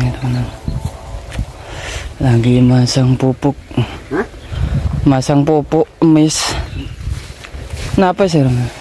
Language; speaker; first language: Indonesian; non-native, local second language; Madurese